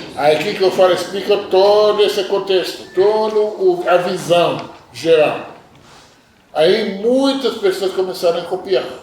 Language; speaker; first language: Portuguese; non-native, fluent; Hebrew